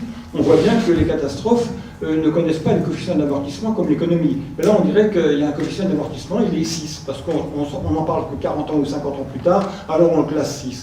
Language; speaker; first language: French; native; French